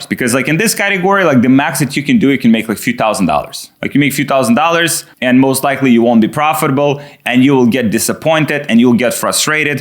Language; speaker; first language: English; non-native, fluent; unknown